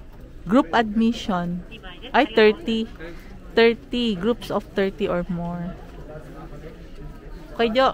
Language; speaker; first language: English; non-native, local second language; Filipino